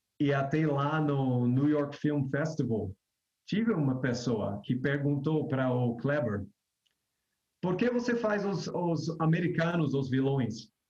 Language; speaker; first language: Portuguese; non-native, fluent; English